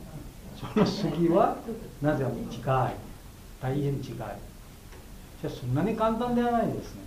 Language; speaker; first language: Japanese; non-native, fluent; Bangla